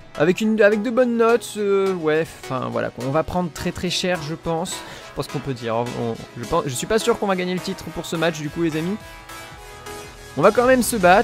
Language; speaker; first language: French; native; French